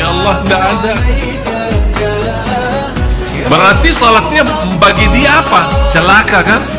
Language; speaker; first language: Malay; non-native, fluent; Arabic